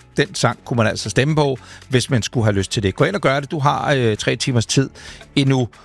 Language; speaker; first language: Danish; native; Danish